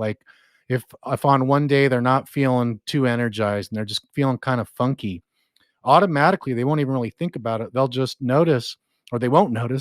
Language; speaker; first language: English; native; English